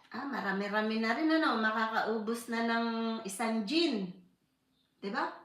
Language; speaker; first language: Filipino; native; Filipino